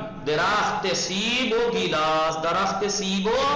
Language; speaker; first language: Persian; non-native, fluent; Urdu